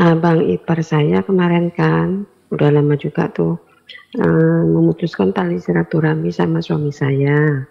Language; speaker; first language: Malay; native; Malay